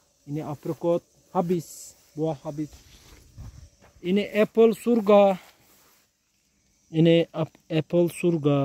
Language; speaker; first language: Indonesian; non-native, learner; Turkish